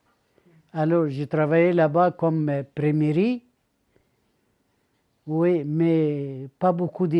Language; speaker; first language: French; non-native, learner; Arabic